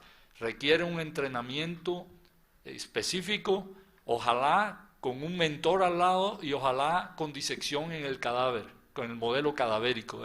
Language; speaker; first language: Spanish; native; Spanish